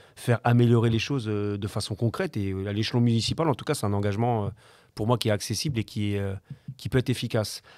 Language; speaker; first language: French; native; French